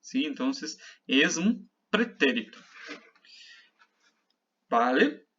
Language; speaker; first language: Spanish; non-native, fluent; Portuguese